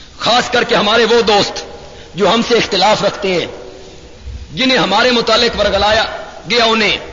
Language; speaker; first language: Urdu; non-native, local second language; Punjabi